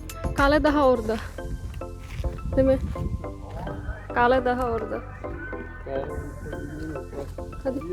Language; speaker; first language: Turkish; non-native, fluent; Indonesian